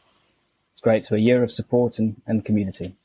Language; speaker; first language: English; native; English